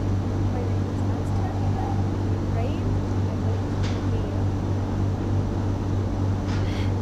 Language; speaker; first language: English; non-native, learner; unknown